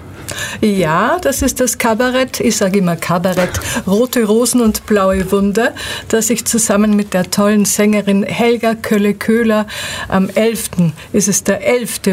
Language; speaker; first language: German; native; German